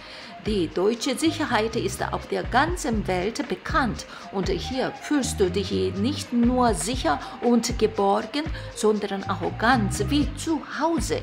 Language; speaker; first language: German; non-native, fluent; Korean